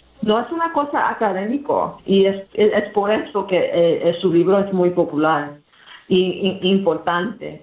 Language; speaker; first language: Spanish; early bilingual, heritage; English